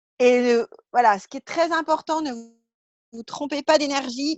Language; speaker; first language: French; native; French